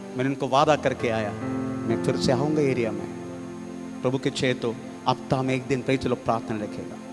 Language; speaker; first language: Hindi; non-native, local second language; Malayalam